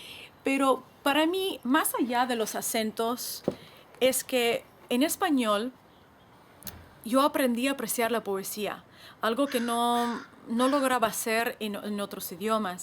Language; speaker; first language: Spanish; non-native, fluent; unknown